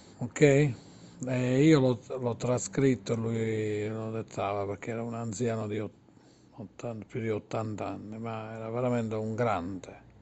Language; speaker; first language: Italian; native; Italian